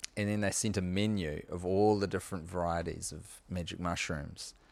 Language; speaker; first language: English; native; English